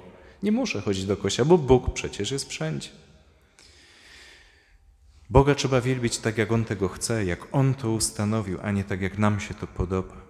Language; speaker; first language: Polish; native; Polish